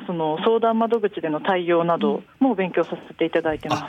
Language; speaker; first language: Japanese; native; Japanese